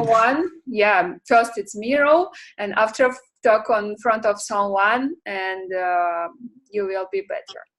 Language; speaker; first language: English; non-native, learner; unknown